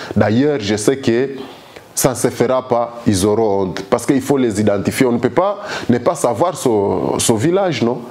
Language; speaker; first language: French; non-native, local second language; Swahili